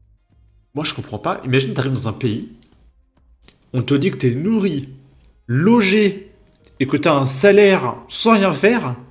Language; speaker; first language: French; native; French